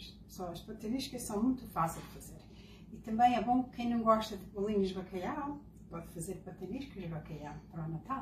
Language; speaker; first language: Portuguese; early bilingual, heritage; Portuguese